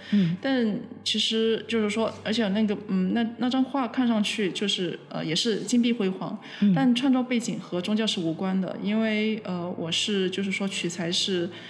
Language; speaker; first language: Chinese; native; Chinese